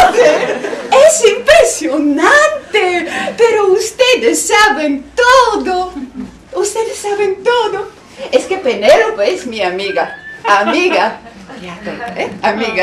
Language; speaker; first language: Spanish; non-native, fluent; Bulgarian